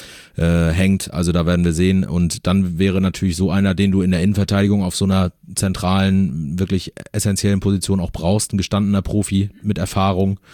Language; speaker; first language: German; native; German